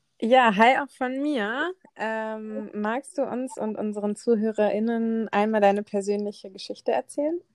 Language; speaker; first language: German; native; German